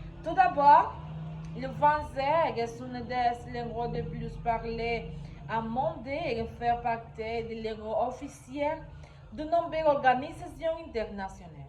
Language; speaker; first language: French; non-native, learner; Spanish